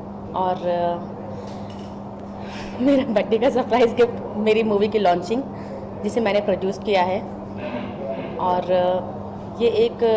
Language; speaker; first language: Hindi; native; Hindi